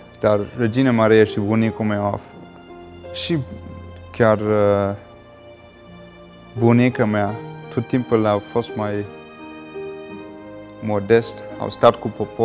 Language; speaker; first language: Romanian; non-native, fluent; English